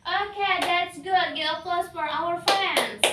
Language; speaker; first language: English; non-native, learner; Indonesian